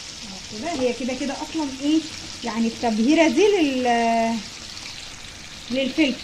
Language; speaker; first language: Arabic; native; Arabic